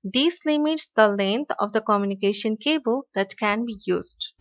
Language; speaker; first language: English; non-native, local second language; Bangla